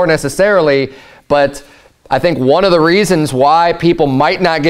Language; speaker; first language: English; native; English